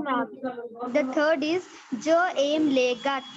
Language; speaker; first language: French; non-native, learner; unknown